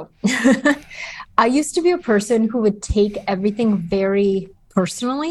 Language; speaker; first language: English; early bilingual, other home language; Bulgarian